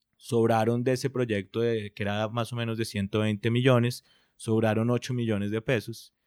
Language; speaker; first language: Spanish; native; Spanish